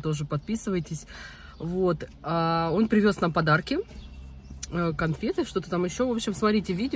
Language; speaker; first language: Russian; native; Russian